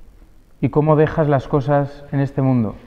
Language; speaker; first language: Spanish; native; Spanish